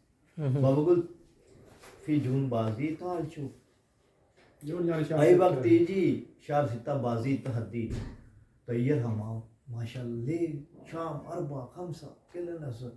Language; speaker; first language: Arabic; non-native, learner; Urdu